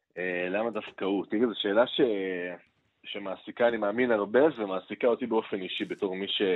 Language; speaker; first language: Hebrew; native; Hebrew